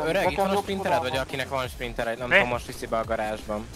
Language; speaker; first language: Hungarian; native; Hungarian